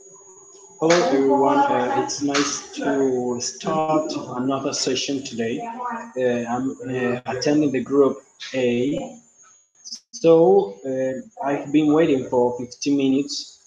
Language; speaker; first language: English; non-native, fluent; Spanish